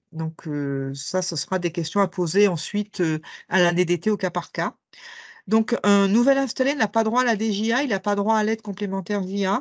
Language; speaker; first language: French; native; French